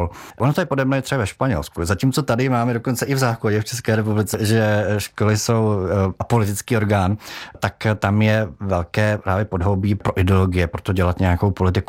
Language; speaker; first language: Czech; native; Czech